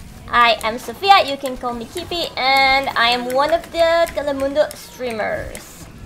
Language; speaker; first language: English; non-native, learner; Spanish